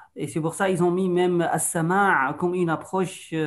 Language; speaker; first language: French; non-native, fluent; Arabic